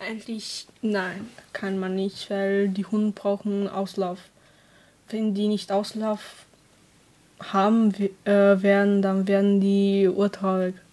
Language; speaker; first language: German; non-native, learner; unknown